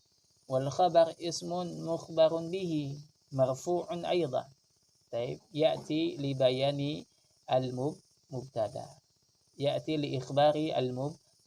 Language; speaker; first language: Arabic; non-native, fluent; Indonesian